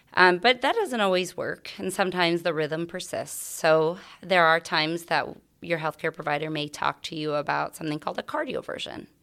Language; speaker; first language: English; native; English